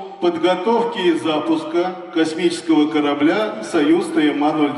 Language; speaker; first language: Russian; native; Russian